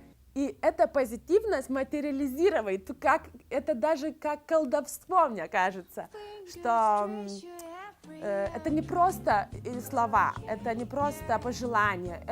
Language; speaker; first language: Russian; non-native, fluent; Lithuanian